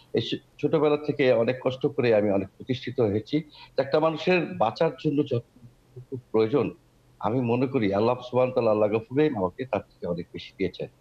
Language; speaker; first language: Bangla; native; Bangla